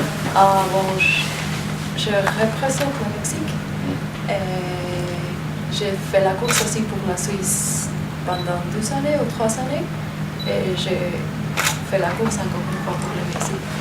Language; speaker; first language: French; non-native, fluent; Spanish